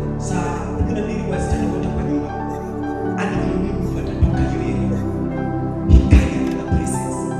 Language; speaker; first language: Swahili; non-native, local second language; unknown